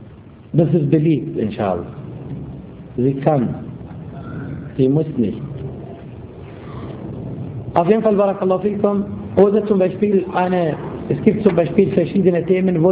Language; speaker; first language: German; non-native, fluent; Arabic